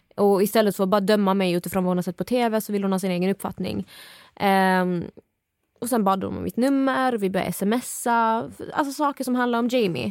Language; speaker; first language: Swedish; native; Swedish